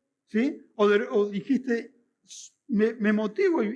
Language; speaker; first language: Spanish; native; Spanish